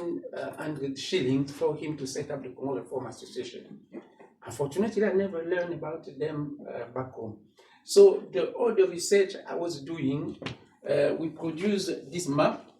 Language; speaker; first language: English; non-native, fluent; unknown